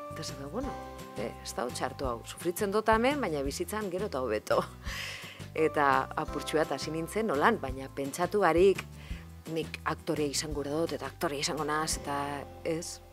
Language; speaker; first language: Basque; non-native, local second language; Spanish